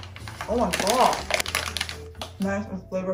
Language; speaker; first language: English; native; English